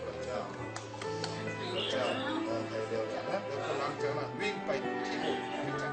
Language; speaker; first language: Thai; non-native, fluent; Korean